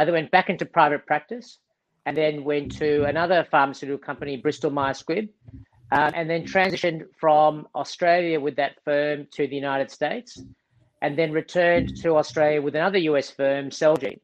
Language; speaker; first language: English; native; English